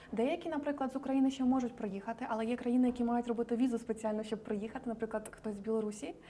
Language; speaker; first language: Ukrainian; native; Ukrainian